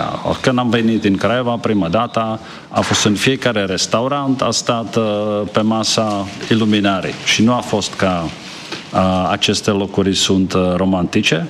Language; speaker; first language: Romanian; non-native, fluent; Czech